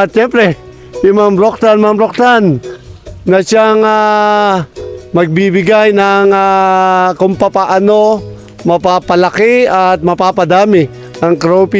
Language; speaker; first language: Filipino; native; Filipino